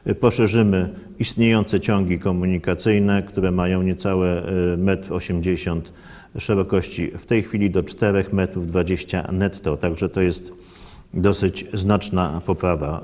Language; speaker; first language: Polish; native; Polish